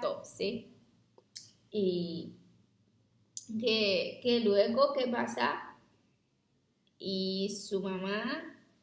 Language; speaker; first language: Spanish; non-native, learner; Chinese